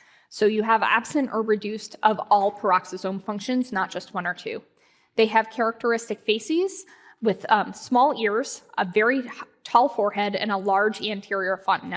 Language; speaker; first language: English; native; English